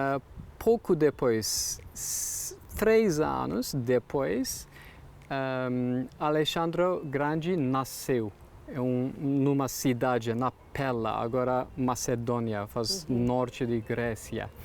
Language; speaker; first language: Portuguese; non-native, learner; Turkish